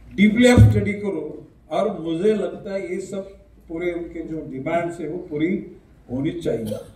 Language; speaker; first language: Hindi; non-native, local second language; Marathi